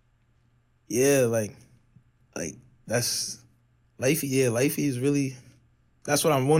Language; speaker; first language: English; native; English